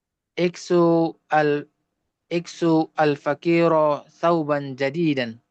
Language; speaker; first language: Arabic; non-native, learner; Indonesian